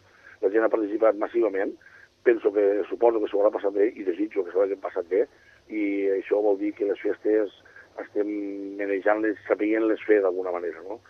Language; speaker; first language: Catalan; native; Catalan